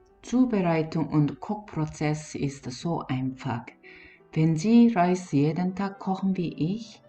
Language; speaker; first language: German; non-native, learner; Korean